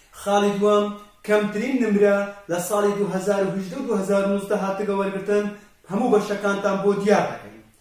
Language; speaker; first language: Central Kurdish; non-native, local second language; Kurdish